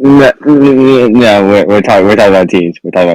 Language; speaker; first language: English; native; English